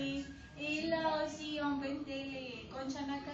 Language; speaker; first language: French; non-native, learner; Spanish